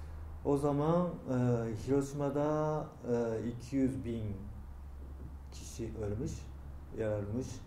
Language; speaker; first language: Turkish; non-native, learner; Japanese